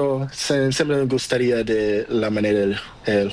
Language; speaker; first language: Spanish; non-native, learner; Portuguese